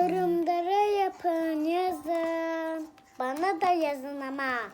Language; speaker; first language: Turkish; early bilingual, heritage; Turkish